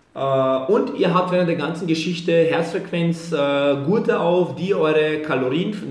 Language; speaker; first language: German; early bilingual, other home language; Serbian